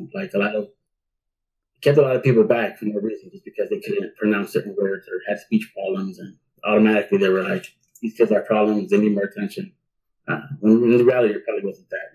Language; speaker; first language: English; early bilingual, other home language; Spanish